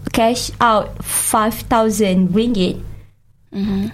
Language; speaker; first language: English; non-native, local second language; Malay